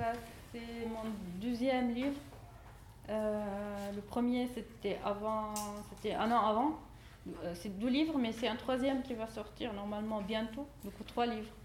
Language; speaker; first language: French; non-native, fluent; Arabic